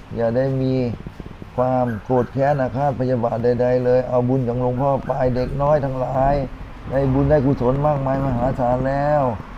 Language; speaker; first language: Thai; native; Thai